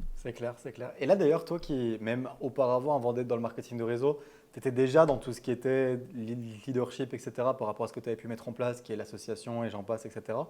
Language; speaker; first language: French; native; French